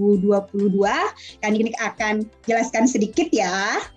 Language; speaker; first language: Indonesian; native; Indonesian